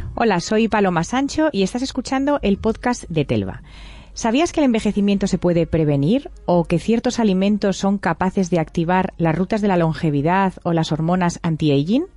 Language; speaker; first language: Spanish; native; Spanish